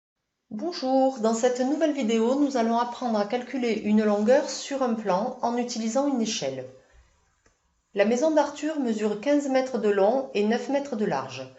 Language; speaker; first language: French; native; French